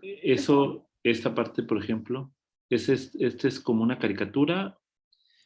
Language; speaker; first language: Spanish; native; Spanish